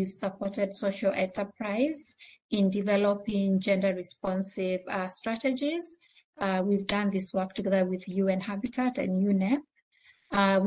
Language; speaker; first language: English; non-native, local second language; Swahili